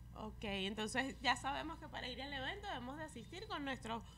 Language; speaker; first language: Spanish; native; Spanish